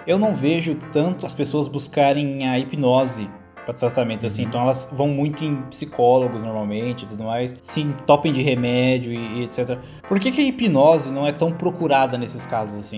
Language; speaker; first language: Portuguese; native; Portuguese